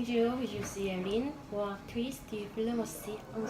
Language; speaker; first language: French; non-native, learner; Korean